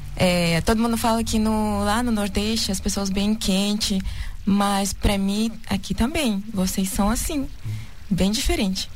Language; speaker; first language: Portuguese; non-native, learner; Russian